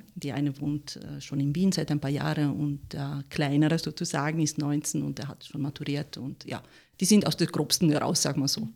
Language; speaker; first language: German; non-native, fluent; Italian